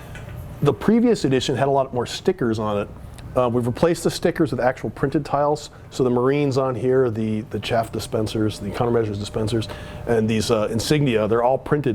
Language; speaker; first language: English; native; English